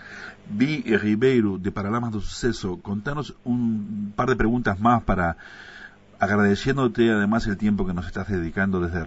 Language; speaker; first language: Spanish; native; Spanish